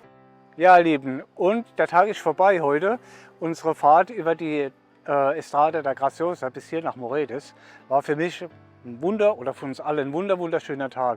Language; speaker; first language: German; native; German